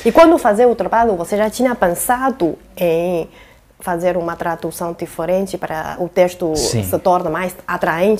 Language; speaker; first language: Portuguese; non-native, fluent; Chinese